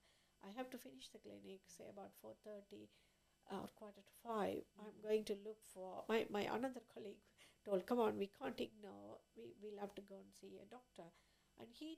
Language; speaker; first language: English; non-native, local second language; Tamil